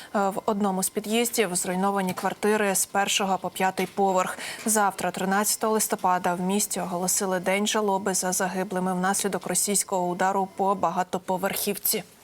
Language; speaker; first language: Ukrainian; native; Ukrainian